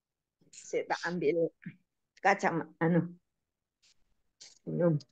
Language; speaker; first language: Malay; non-native, local second language; Javanese